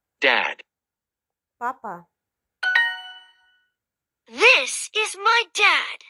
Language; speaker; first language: English; non-native, fluent; Russian